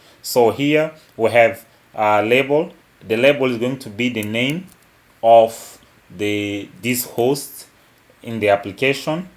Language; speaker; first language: English; non-native, local second language; Portuguese